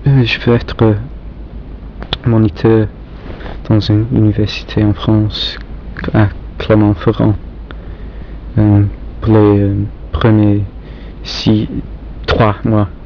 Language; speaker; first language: French; non-native, fluent; English